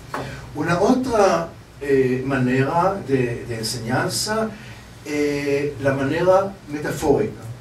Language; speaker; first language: Spanish; non-native, learner; Hebrew